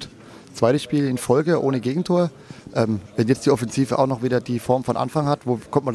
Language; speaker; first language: German; native; German